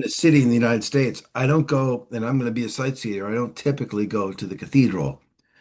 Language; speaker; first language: English; native; English